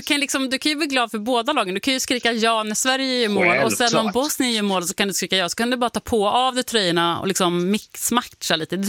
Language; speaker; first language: Swedish; native; Swedish